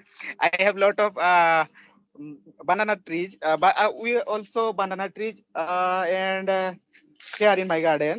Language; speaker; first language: English; non-native, learner; Odia